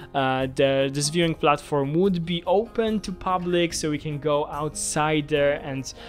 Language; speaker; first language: English; non-native, fluent; Polish